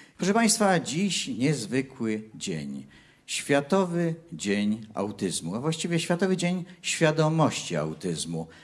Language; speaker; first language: Polish; native; Polish